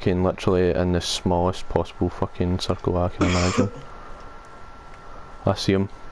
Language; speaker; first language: English; native; English